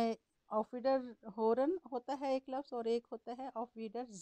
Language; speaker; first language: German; non-native, learner; Urdu